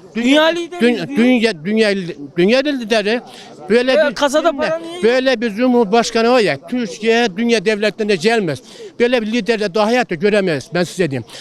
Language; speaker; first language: Turkish; native; Turkish